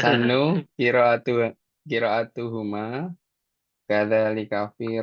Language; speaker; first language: Arabic; non-native, learner; Indonesian